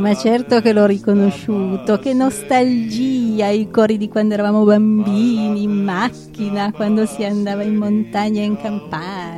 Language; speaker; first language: Italian; native; Italian